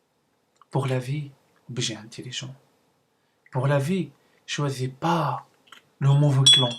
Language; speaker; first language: French; non-native, learner; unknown